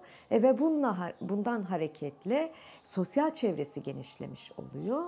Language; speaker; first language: Turkish; native; Turkish